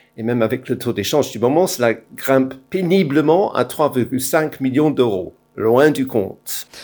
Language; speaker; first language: French; non-native, fluent; English